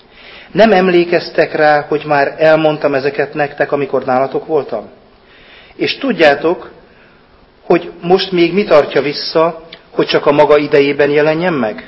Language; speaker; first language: Hungarian; native; Hungarian